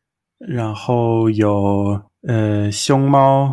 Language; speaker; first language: Chinese; non-native, learner; English